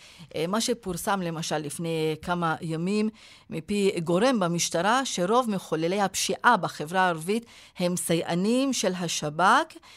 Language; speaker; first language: Hebrew; non-native, local second language; Arabic